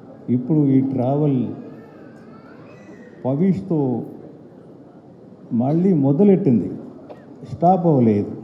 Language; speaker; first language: Telugu; non-native, learner; Tamil